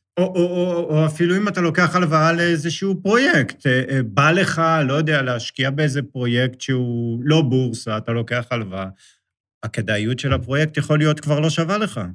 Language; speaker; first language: Hebrew; native; Hebrew